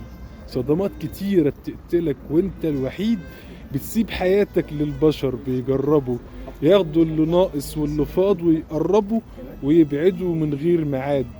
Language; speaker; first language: Arabic; native; Arabic